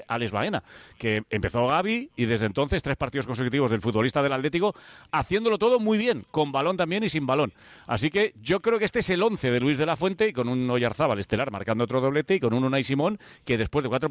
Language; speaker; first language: Spanish; native; Spanish